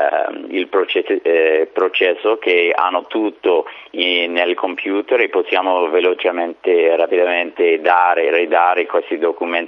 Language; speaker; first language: Italian; non-native, fluent; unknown